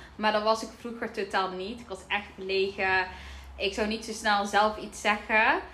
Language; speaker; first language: Dutch; early bilingual, other home language; Somali